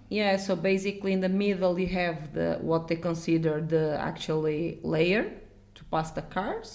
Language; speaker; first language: English; non-native, fluent; Portuguese